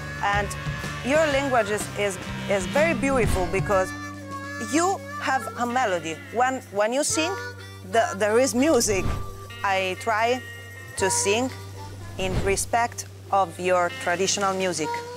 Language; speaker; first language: English; non-native, learner; Italian